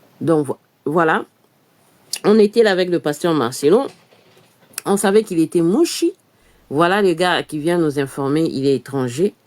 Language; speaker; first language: French; non-native, local second language; Lingala